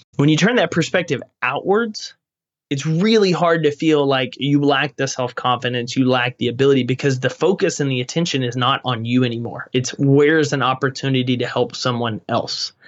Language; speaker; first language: English; native; English